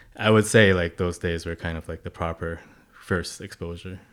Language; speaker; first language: English; non-native, local second language; Cantonese